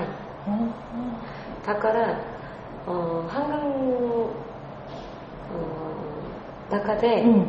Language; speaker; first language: Japanese; non-native, learner; Korean